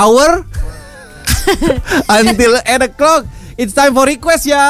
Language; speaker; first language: English; non-native, learner; Indonesian